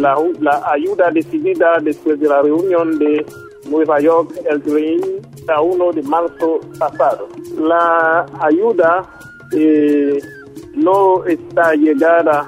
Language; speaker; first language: Spanish; non-native, local second language; Haitian Creole